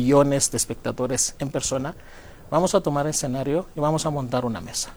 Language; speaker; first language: Spanish; non-native, fluent; Greek